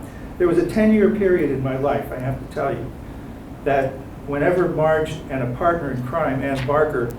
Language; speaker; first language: English; native; English